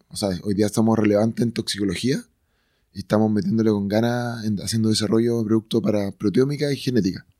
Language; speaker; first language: Spanish; native; Spanish